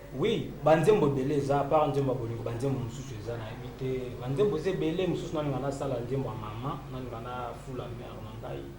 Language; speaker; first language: Lingala; native; Lingala